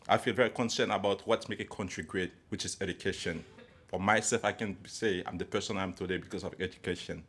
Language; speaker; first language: English; non-native, fluent; Haitian Creole